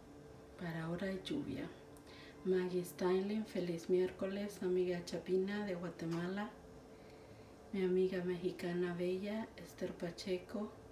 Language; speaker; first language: Spanish; native; Spanish